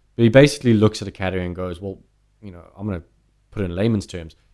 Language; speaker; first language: English; native; English